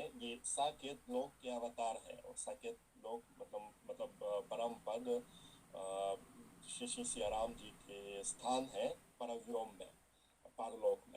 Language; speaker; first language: Hindi; non-native, fluent; Russian